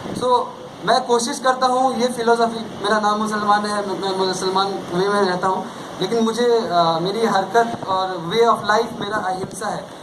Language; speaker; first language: Hindi; non-native, local second language; Bangla